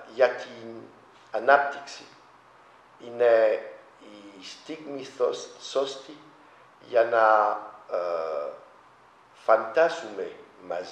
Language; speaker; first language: Greek; non-native, fluent; French